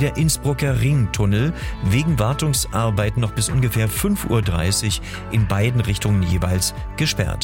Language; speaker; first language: German; native; German